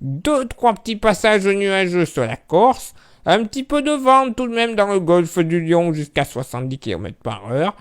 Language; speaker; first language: French; native; French